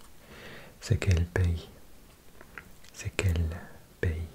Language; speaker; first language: French; non-native, learner; Welsh